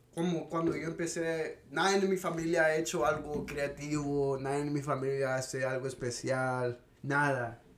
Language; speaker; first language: Spanish; early bilingual, heritage; Spanish